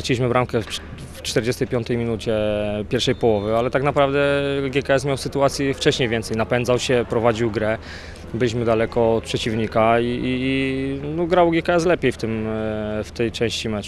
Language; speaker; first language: Polish; native; Polish